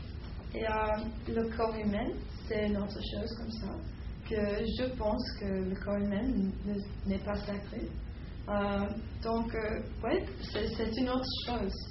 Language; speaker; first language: French; non-native, learner; English